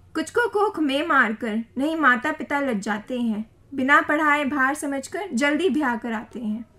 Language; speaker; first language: Hindi; native; Hindi